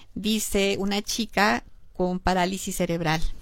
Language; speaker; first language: Spanish; native; Spanish